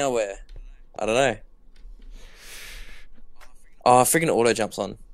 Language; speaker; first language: English; native; English